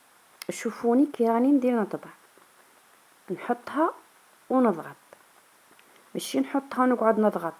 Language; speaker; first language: Arabic; native; Arabic